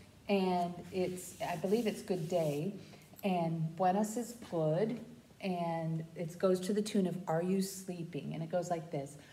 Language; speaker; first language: English; native; English